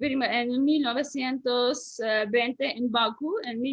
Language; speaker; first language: Spanish; non-native, fluent; Armenian